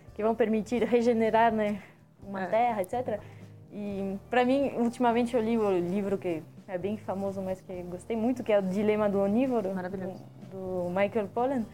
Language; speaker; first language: Portuguese; non-native, fluent; French